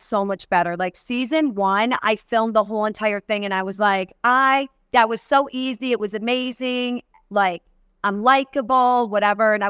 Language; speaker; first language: English; native; English